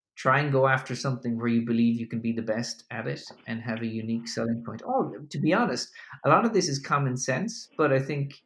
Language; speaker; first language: English; native; English